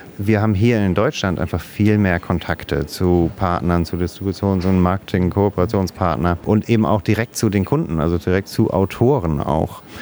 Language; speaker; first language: German; non-native, fluent; English